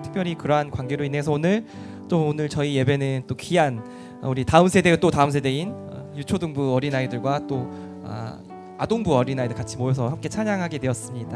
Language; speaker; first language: Korean; native; Korean